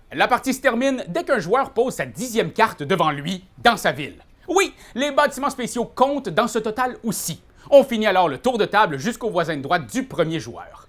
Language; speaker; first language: French; native; French